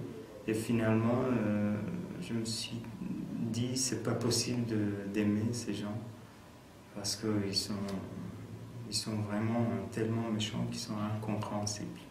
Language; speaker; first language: French; non-native, fluent; Persian